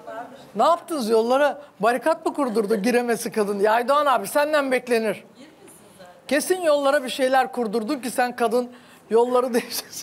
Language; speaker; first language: Turkish; native; Turkish